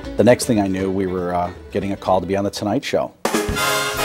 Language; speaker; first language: English; native; English